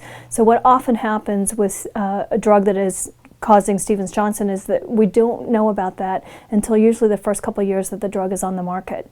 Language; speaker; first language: English; native; English